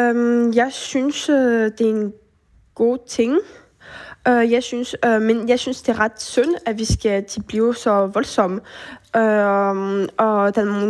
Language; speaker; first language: Danish; early bilingual, heritage; French